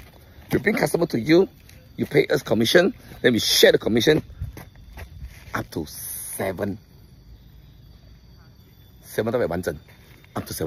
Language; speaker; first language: English; non-native, fluent; Chinese